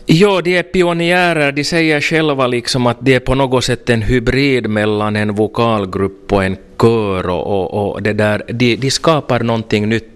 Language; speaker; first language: Swedish; native; Swedish